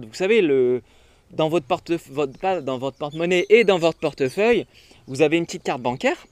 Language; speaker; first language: French; native; French